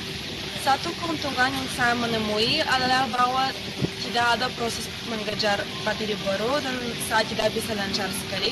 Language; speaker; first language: Indonesian; non-native, learner; Bulgarian